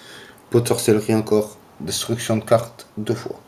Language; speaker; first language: French; native; French